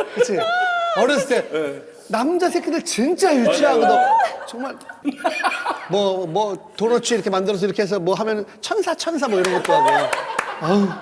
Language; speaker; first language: Korean; native; Korean